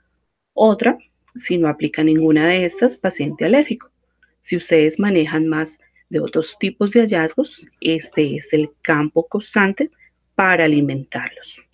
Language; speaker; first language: Spanish; native; Spanish